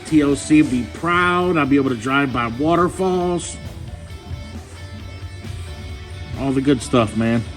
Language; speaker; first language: English; native; English